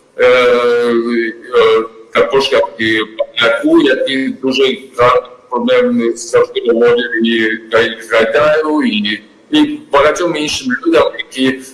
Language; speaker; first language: Ukrainian; non-native, learner; Georgian